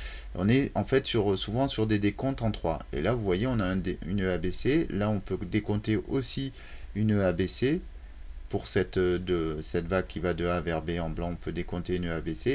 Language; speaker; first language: French; native; French